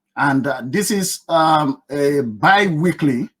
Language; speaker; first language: English; non-native, local second language; Yoruba